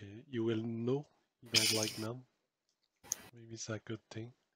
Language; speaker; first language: English; non-native, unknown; French